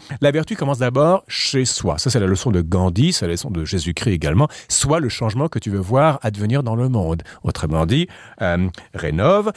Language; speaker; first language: French; native; French